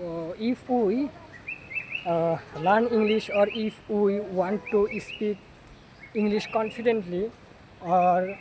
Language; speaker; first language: English; non-native, learner; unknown